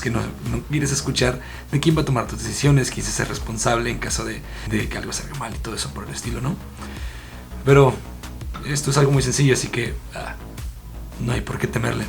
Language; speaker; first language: Spanish; native; Spanish